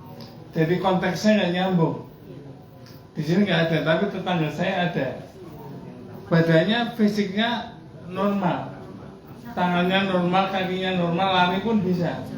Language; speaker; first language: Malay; non-native, local second language; Javanese